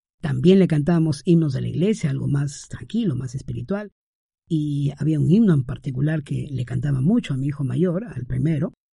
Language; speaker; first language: Spanish; native; Spanish